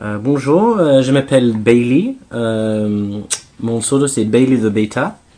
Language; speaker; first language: French; non-native, fluent; English